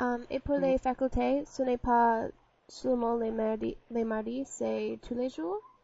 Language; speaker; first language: French; non-native, learner; English